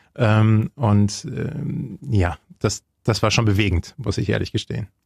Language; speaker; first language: German; native; German